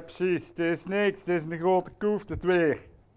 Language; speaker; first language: Dutch; native; Dutch